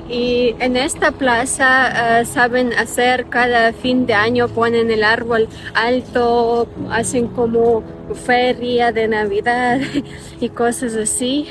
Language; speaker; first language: Spanish; non-native, fluent; Ukrainian